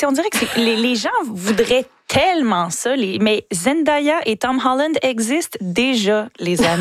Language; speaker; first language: French; native; French